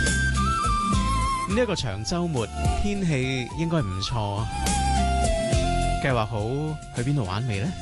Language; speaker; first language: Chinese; non-native, local second language; Cantonese